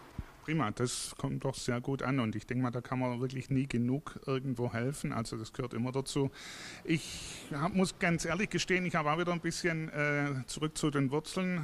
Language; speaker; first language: German; native; German